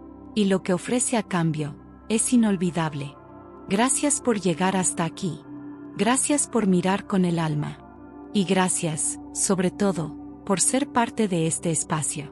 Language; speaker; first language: Spanish; native; Spanish